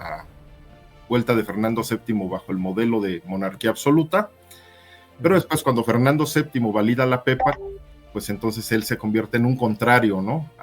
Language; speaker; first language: Spanish; native; Spanish